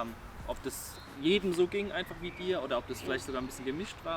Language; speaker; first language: German; native; German